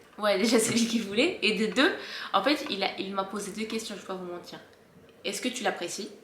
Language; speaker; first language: French; early bilingual, other home language; Arabic